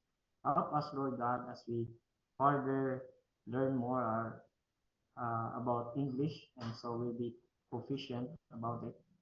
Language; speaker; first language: English; non-native, fluent; Filipino